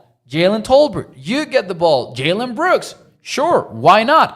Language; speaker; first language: English; native; English